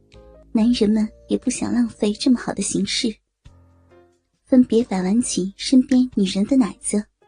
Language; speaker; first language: Chinese; native; Chinese